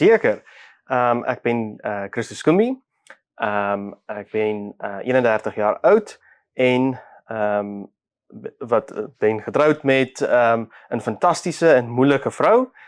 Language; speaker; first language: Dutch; non-native, learner; Afrikaans